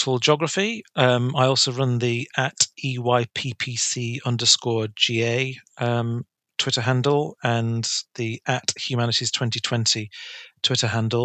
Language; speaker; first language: English; native; English